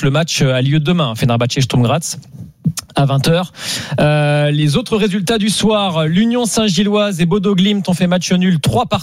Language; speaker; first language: French; native; French